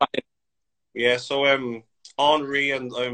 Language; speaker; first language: English; native; English